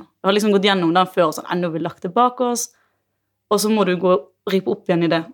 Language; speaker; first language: Norwegian; native; Norwegian